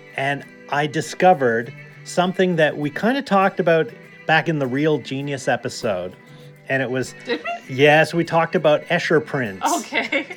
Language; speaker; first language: English; native; English